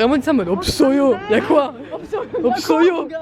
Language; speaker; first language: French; native; French